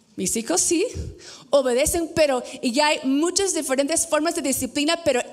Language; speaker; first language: Spanish; non-native, fluent; English